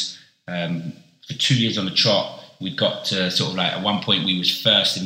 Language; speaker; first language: English; native; English